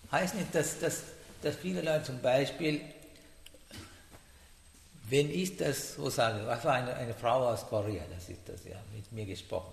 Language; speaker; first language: German; non-native, learner; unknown